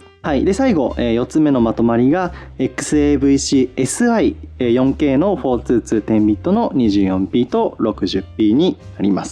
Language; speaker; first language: Japanese; native; Japanese